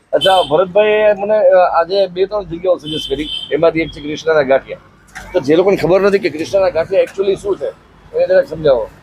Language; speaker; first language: Gujarati; native; Gujarati